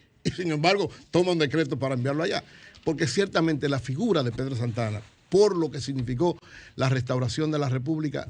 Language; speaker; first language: Spanish; native; Spanish